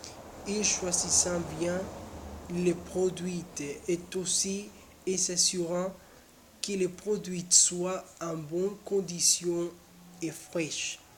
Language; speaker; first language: French; non-native, learner; Spanish